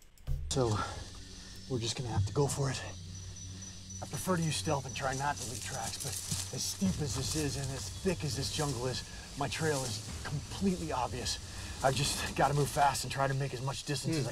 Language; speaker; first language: English; native; English